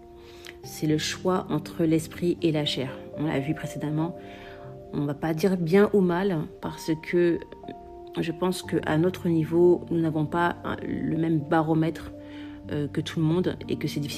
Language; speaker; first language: French; native; French